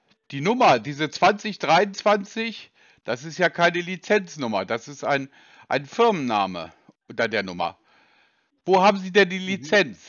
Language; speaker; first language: German; native; German